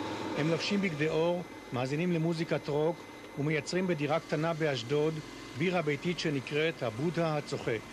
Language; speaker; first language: Hebrew; native; Hebrew